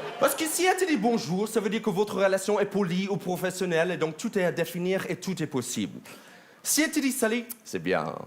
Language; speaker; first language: French; non-native, fluent; English